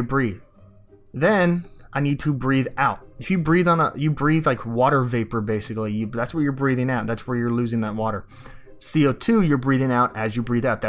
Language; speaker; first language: English; native; English